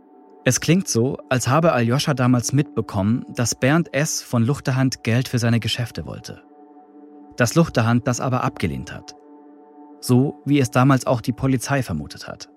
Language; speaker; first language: German; native; German